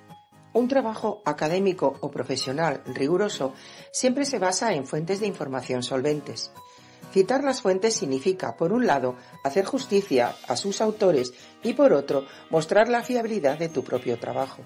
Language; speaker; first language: Spanish; native; Spanish